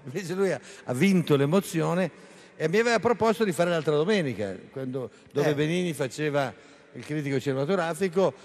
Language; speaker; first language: Italian; native; Italian